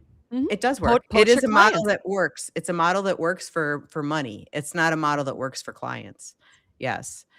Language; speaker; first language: English; native; English